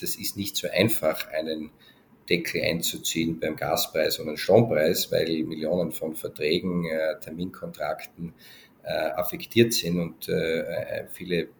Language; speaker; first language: German; native; German